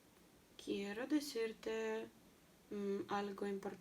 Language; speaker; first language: Spanish; non-native, learner; Russian